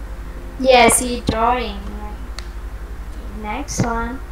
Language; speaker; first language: English; non-native, fluent; Vietnamese